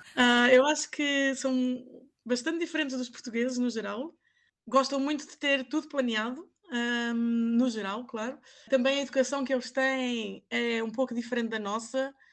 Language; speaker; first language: Portuguese; native; Portuguese